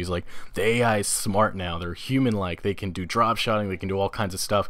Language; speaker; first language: English; native; English